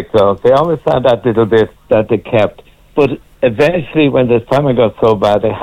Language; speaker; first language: English; native; English